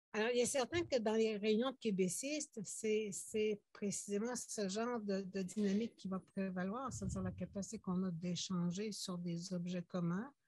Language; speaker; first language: French; native; French